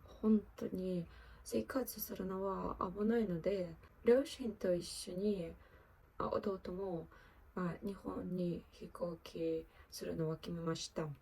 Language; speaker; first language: Japanese; non-native, learner; Ukrainian